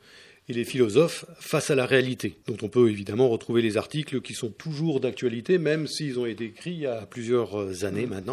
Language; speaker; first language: French; native; French